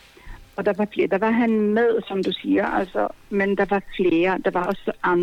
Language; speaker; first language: Danish; non-native, fluent; Polish